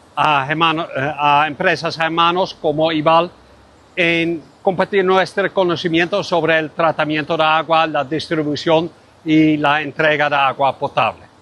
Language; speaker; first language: Spanish; non-native, learner; Dutch